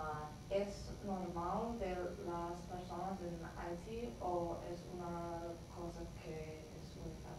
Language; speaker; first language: Spanish; non-native, learner; English